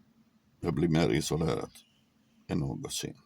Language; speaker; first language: Swedish; non-native, fluent; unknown